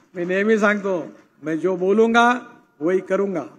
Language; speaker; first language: Hindi; non-native, local second language; Marathi